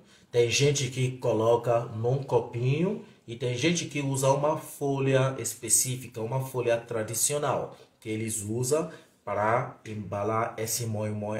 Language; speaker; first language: Portuguese; non-native, fluent; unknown